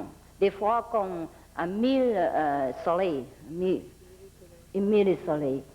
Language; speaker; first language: French; non-native, fluent; Vietnamese